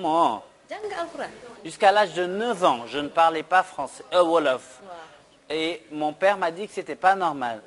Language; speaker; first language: French; non-native, local second language; Wolof